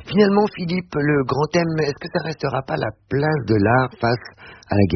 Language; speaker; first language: French; native; French